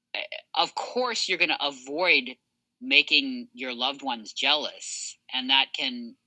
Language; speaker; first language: English; native; English